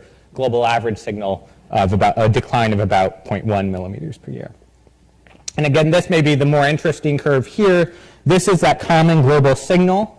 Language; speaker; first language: English; native; English